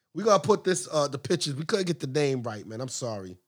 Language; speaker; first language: English; native; English